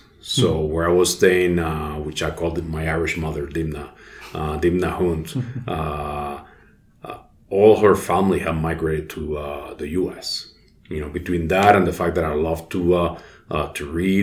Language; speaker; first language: English; non-native, fluent; Spanish